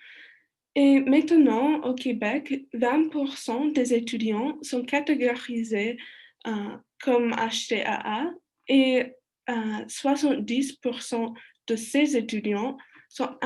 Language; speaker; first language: French; non-native, learner; English